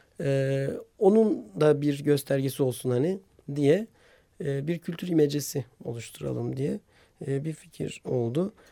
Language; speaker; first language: Turkish; non-native, local second language; Armenian